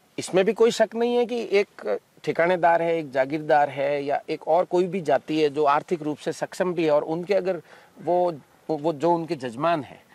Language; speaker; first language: Hindi; native; Hindi